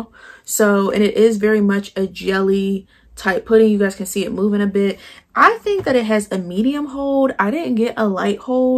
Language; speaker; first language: English; native; English